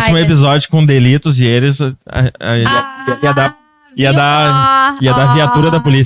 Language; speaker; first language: Portuguese; native; Portuguese